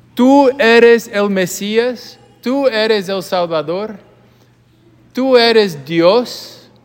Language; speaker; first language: Spanish; non-native, fluent; English